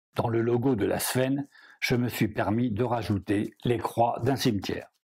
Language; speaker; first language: French; native; French